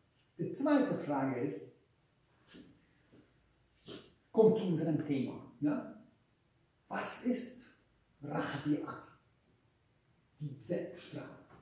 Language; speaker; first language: German; non-native, fluent; Hungarian